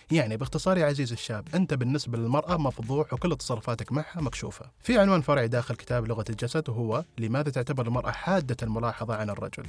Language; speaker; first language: Arabic; native; Arabic